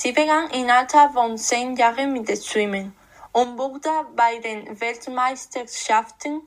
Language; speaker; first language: German; non-native, learner; Spanish